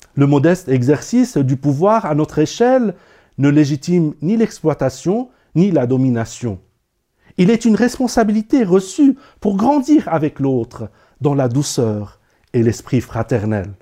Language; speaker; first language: French; non-native, local second language; Arabic